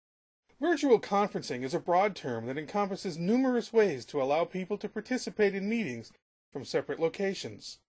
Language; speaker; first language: English; native; English